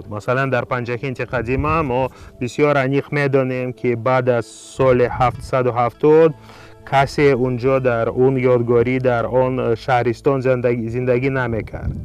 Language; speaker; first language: Persian; non-native, fluent; Russian